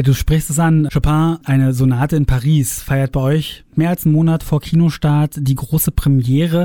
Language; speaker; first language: German; native; German